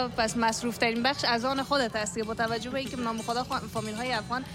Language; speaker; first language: Persian; native; Persian